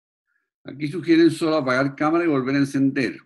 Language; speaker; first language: Spanish; native; Spanish